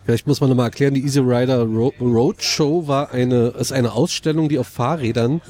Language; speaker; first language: German; native; German